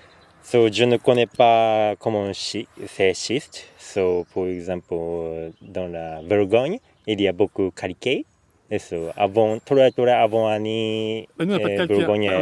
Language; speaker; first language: French; non-native, learner; Japanese